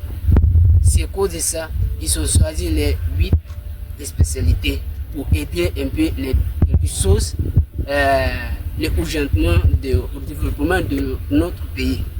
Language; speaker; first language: French; non-native, learner; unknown